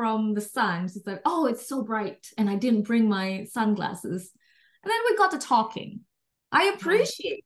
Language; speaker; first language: English; non-native, fluent; Indonesian